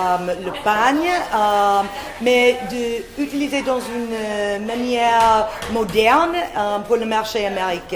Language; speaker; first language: French; non-native, fluent; English